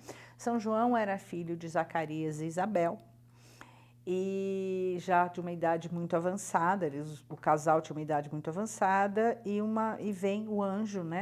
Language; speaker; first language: Portuguese; native; Portuguese